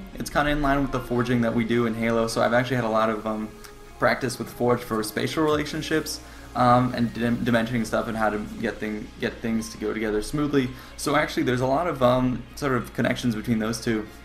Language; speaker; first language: English; native; English